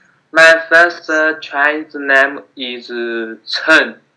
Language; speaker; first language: English; non-native, learner; Chinese